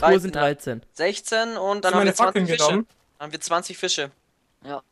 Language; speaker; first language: German; native; German